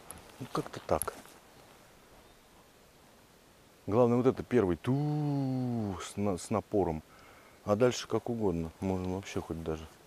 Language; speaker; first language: Russian; native; Russian